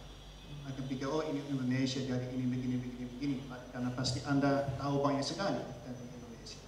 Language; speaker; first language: Indonesian; non-native, fluent; Dutch